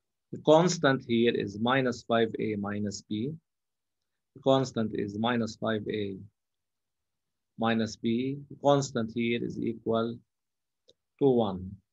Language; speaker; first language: English; non-native, local second language; Arabic